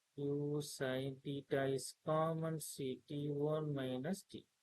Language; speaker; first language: English; non-native, local second language; Tamil